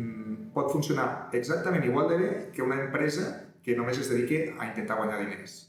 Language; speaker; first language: Catalan; native; Catalan